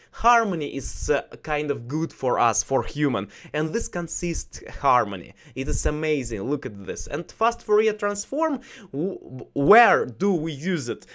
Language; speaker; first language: English; non-native, learner; Russian